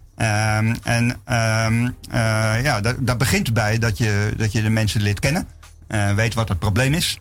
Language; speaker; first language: Dutch; native; Dutch